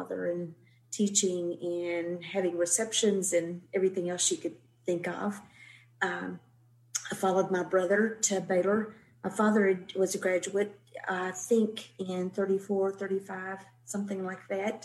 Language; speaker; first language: English; native; English